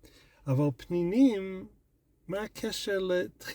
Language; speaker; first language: Hebrew; non-native, fluent; English